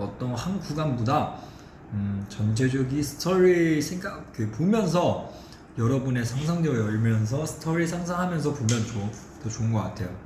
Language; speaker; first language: Korean; non-native, fluent; Chinese